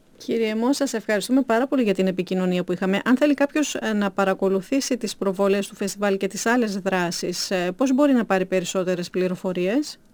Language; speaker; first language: Greek; native; Greek